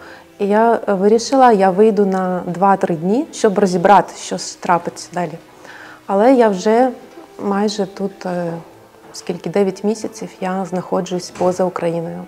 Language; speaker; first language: Ukrainian; non-native, local second language; Russian